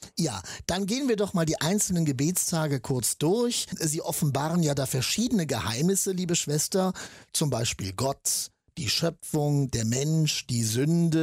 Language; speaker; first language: German; native; German